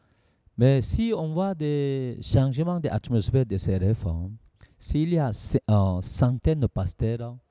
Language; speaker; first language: French; non-native, learner; Korean